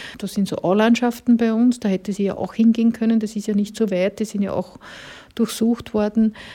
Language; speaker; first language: German; native; German